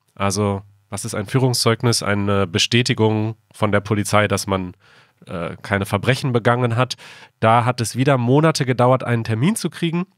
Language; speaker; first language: German; native; German